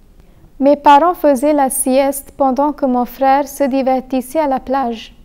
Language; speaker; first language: French; non-native, fluent; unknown